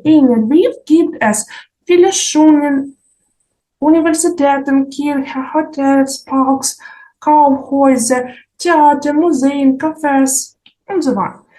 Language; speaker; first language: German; non-native, fluent; Ukrainian